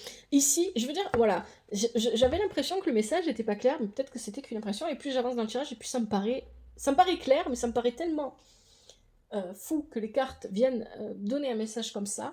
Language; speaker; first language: French; native; French